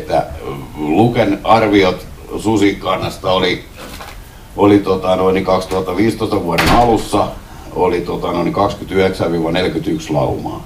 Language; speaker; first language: Finnish; native; Finnish